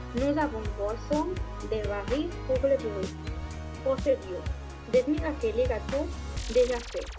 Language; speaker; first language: French; non-native, learner; Spanish